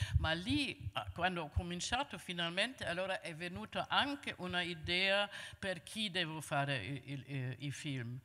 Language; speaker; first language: Italian; non-native, fluent; German